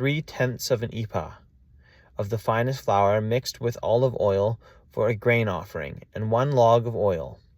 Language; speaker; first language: English; native; English